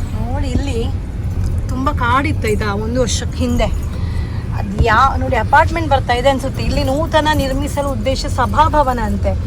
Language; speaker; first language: Kannada; non-native, local second language; Tulu